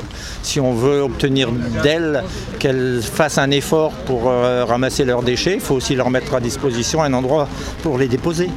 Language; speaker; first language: French; native; French